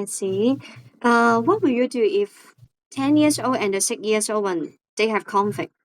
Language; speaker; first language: English; non-native, fluent; Cantonese